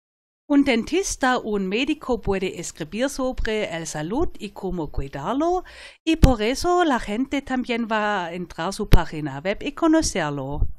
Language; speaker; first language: Spanish; non-native, fluent; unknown